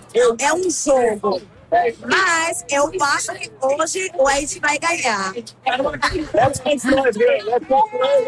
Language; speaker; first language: Portuguese; non-native, learner; Haitian Creole